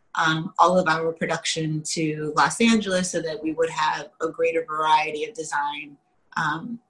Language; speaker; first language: English; native; English